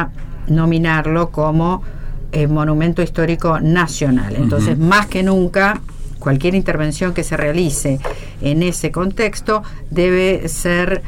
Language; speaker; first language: Spanish; native; Spanish